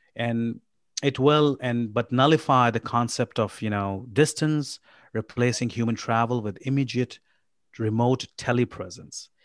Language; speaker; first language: English; non-native, local second language; Urdu